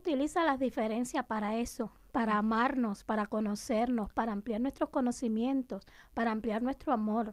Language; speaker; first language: Spanish; native; Spanish